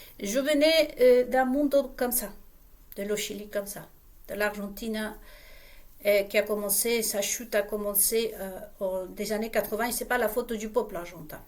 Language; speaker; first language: French; non-native, fluent; Spanish